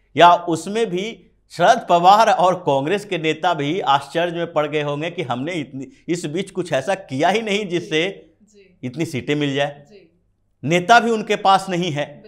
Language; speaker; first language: Hindi; native; Hindi